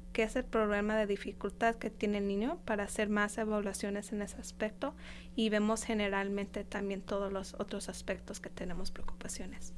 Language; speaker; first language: Spanish; non-native, fluent; English